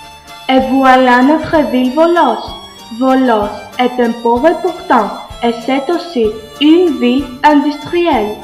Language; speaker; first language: French; non-native, learner; Greek